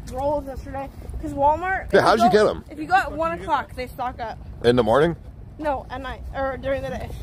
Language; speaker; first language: English; native; English